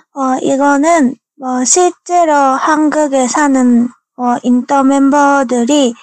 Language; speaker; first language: Korean; non-native, fluent; Japanese